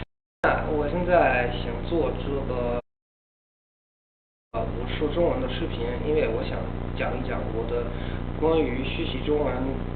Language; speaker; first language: Chinese; non-native, learner; Italian